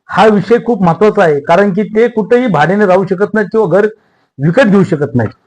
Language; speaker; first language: Marathi; native; Marathi